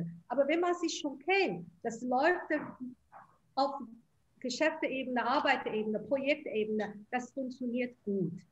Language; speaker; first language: German; non-native, fluent; Chinese